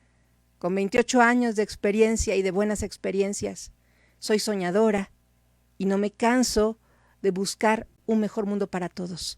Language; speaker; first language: Spanish; native; Spanish